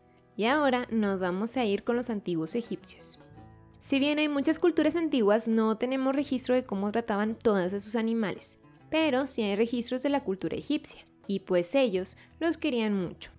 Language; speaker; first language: Spanish; native; Spanish